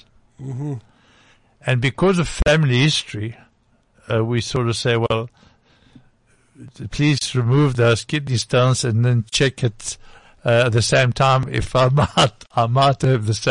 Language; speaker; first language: English; non-native, fluent; French